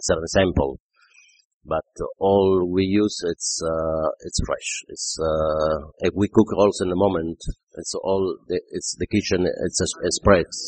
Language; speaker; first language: English; non-native, fluent; Italian